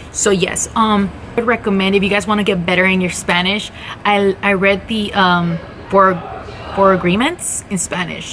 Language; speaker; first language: English; early bilingual, other home language; Spanish